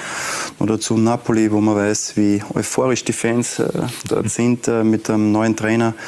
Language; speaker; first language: German; native; German